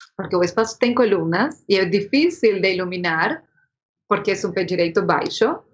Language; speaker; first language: Portuguese; non-native, fluent; Spanish